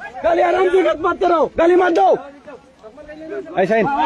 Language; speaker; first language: Hindi; non-native, learner; Bangla